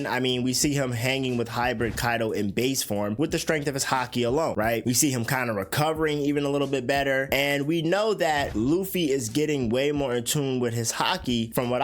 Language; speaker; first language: English; native; English